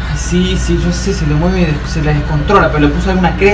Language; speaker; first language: Spanish; native; Spanish